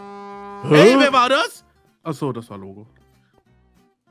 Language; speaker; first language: German; native; German